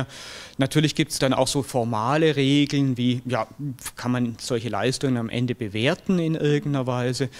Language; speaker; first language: German; native; German